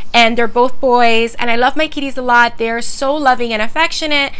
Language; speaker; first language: English; early bilingual, other home language; Spanish